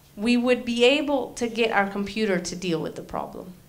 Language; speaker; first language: English; native; English